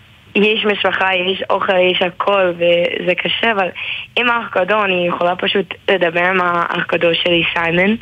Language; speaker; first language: Hebrew; non-native, learner; English